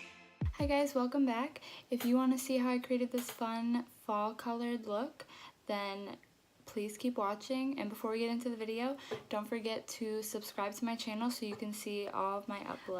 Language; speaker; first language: English; native; English